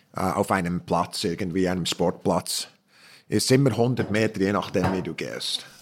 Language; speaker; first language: German; native; German